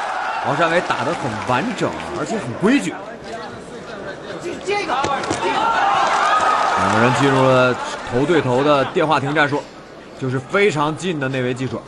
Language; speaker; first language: Chinese; native; Chinese